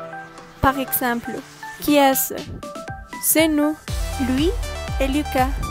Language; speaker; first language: French; non-native, learner; Spanish